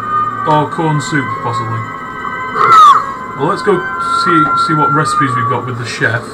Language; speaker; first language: English; native; English